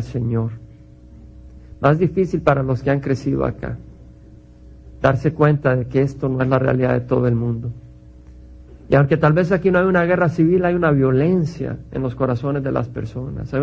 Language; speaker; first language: Spanish; native; Spanish